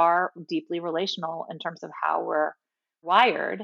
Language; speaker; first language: English; native; English